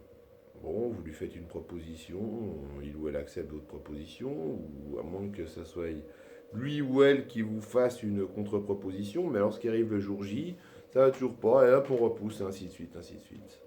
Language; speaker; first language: French; native; French